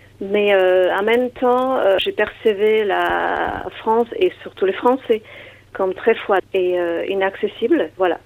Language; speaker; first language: French; non-native, fluent; Slovak